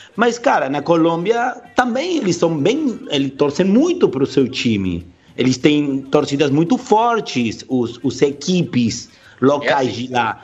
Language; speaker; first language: Portuguese; non-native, fluent; Spanish